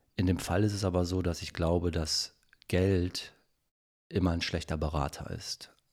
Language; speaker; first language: German; native; German